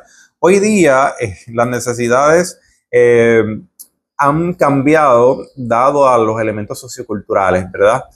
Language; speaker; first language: Spanish; native; Spanish